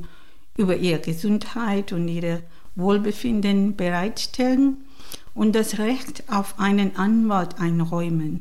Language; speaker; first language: German; non-native, learner; Divehi